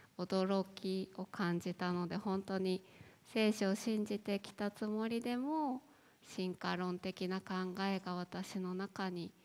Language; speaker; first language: Japanese; native; Japanese